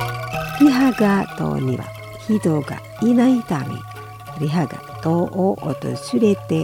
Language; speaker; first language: Japanese; non-native, fluent; Indonesian